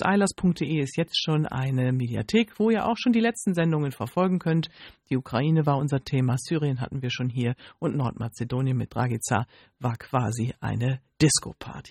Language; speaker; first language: German; native; German